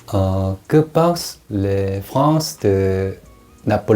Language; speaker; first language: French; non-native, learner; Korean